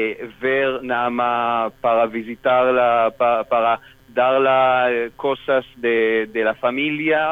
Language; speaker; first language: Spanish; non-native, fluent; Hebrew